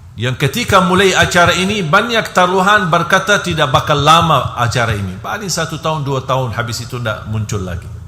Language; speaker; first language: Indonesian; non-native, fluent; Arabic